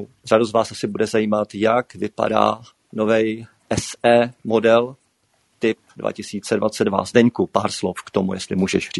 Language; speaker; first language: Czech; native; Czech